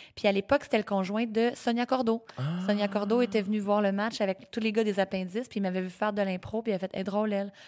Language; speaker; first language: French; native; French